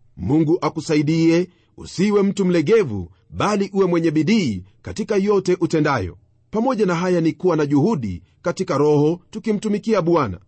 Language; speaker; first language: Swahili; non-native, local second language; Luyia